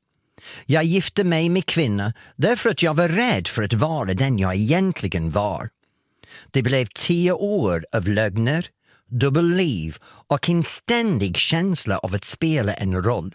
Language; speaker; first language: Swedish; non-native, fluent; English